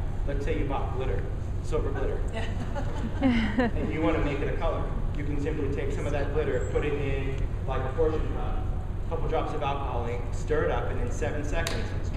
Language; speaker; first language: English; native; English